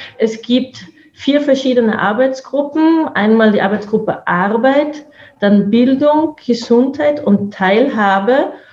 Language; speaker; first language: German; native; German